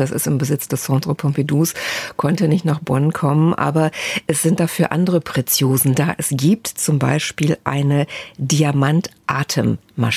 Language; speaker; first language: German; native; German